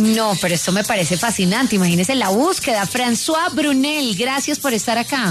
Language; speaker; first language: Spanish; native; Spanish